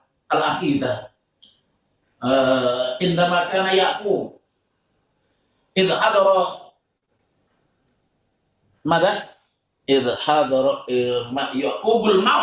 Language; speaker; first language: Arabic; non-native, fluent; Indonesian